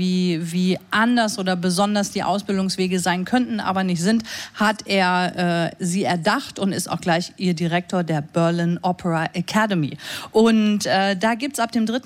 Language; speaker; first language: German; native; German